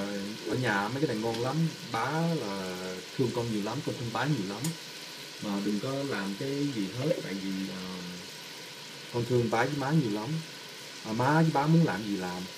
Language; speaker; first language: Vietnamese; early bilingual, heritage; Vietnamese